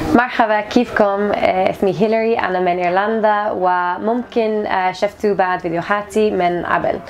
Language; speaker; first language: Arabic; non-native, learner; English